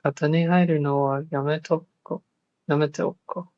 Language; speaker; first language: Japanese; non-native, learner; English